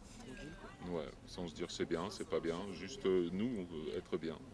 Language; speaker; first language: French; native; French